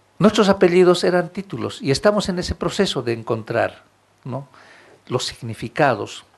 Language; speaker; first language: Spanish; non-native, local second language; Aymara